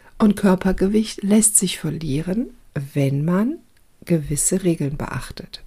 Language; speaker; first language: German; early bilingual, other home language; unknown